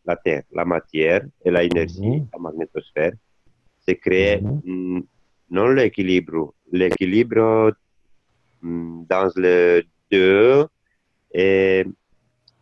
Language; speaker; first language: French; non-native, learner; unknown